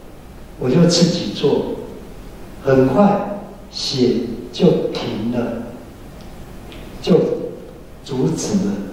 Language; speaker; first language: Chinese; native; Chinese